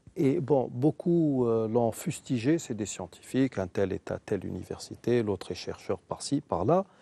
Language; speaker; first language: French; non-native, local second language; Arabic